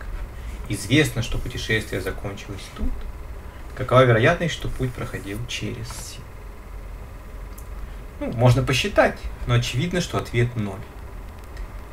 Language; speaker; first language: Russian; native; Russian